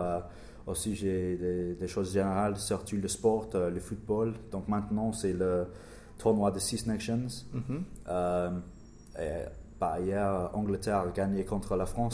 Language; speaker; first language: French; non-native, learner; English